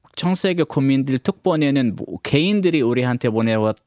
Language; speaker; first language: Korean; non-native, fluent; Arabic